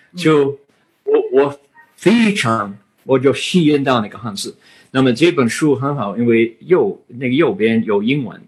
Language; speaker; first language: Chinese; non-native, fluent; English